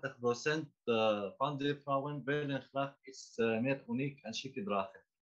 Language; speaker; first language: Dutch; non-native, learner; Arabic